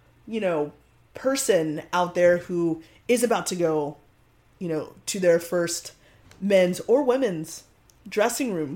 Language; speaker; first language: English; native; English